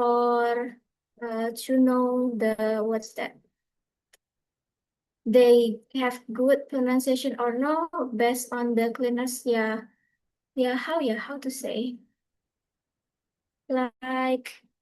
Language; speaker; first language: English; non-native, fluent; Indonesian